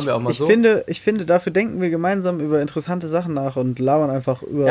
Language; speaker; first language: German; native; German